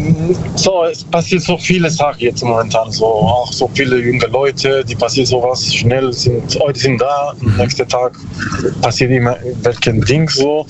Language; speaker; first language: German; non-native, learner; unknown